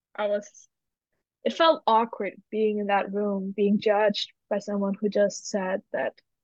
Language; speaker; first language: English; non-native, fluent; Danish